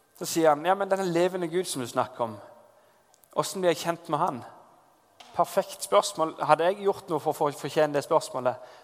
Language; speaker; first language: Norwegian; native; Norwegian